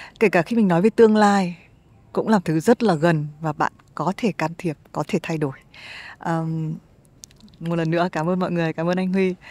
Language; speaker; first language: Vietnamese; native; Vietnamese